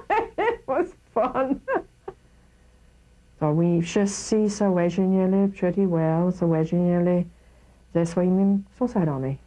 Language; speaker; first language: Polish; early bilingual, heritage; Kashubian